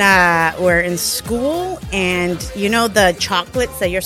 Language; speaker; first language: English; non-native, fluent; Spanish